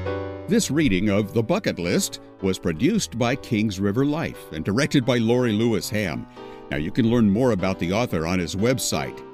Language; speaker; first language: English; native; English